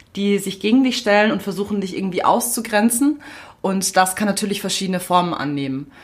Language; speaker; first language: German; native; German